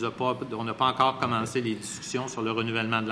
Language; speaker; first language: French; native; French